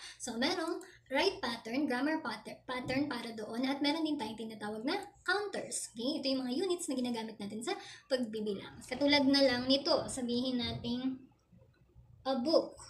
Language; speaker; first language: Filipino; native; Filipino